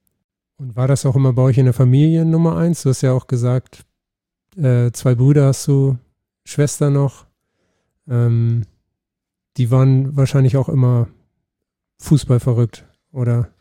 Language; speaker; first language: German; native; German